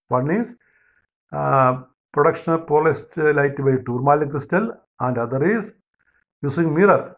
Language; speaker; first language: English; non-native, local second language; Malayalam